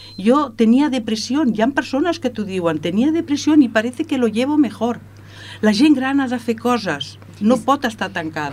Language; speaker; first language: Catalan; native; Catalan